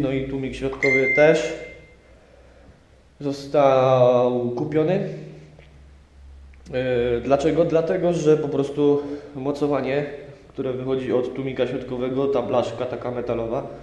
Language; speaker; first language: Polish; native; Polish